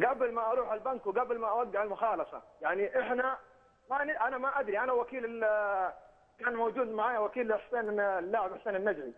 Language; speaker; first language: Arabic; native; Arabic